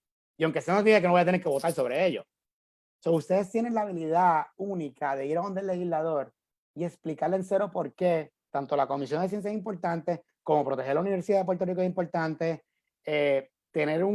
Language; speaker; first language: Spanish; native; Spanish